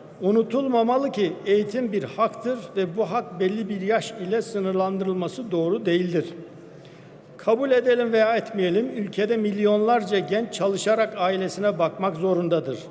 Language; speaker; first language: Turkish; non-native, local second language; Kurdish